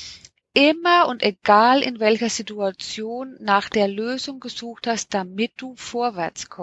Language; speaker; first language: German; native; German